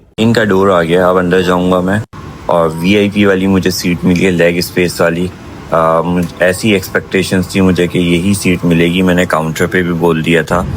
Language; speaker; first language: Urdu; native; Urdu